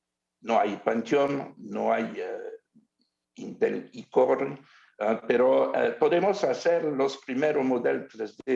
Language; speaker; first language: Spanish; non-native, learner; French